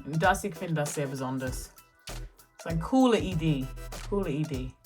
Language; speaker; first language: German; non-native, learner; English